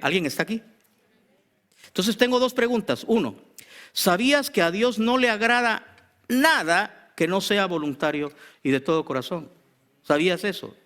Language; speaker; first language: Spanish; native; Spanish